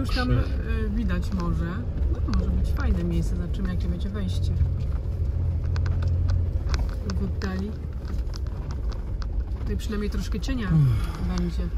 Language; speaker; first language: Polish; native; Polish